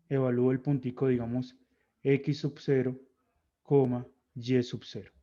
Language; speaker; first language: Spanish; native; Spanish